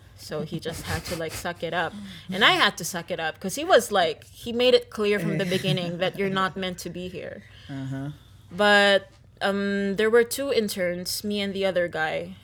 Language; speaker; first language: English; non-native, local second language; Filipino